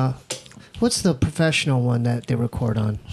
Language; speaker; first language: English; native; English